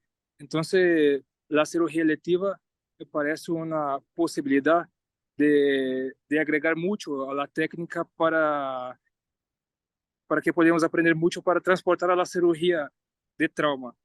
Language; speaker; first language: Spanish; non-native, learner; Portuguese